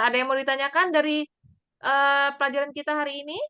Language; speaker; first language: Indonesian; native; Indonesian